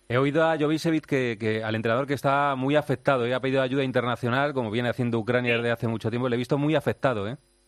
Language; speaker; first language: Spanish; native; Spanish